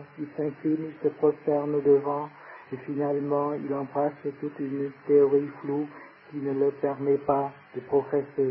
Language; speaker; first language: French; non-native, fluent; Vietnamese